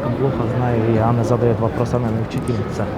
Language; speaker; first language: Russian; non-native, local second language; Kyrgyz